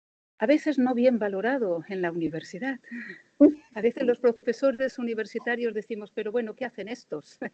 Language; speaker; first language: Spanish; native; Spanish